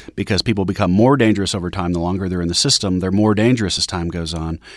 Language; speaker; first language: English; native; English